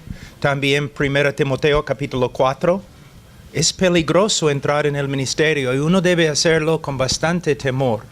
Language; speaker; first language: Spanish; non-native, fluent; English